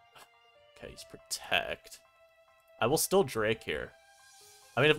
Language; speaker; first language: English; native; English